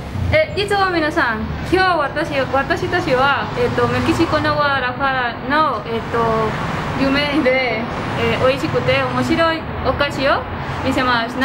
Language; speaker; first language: Japanese; non-native, learner; Spanish